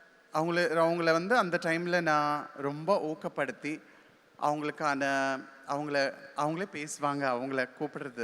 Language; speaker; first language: Tamil; native; Tamil